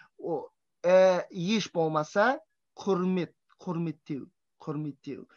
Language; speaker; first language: Kazakh; non-native, fluent; Russian